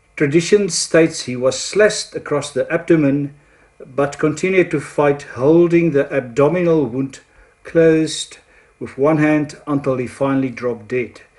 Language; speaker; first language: English; non-native, local second language; Afrikaans